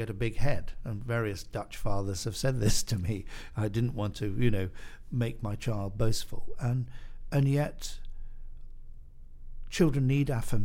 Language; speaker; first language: English; native; English